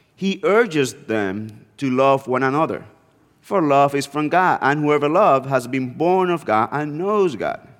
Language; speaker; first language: English; non-native, fluent; Spanish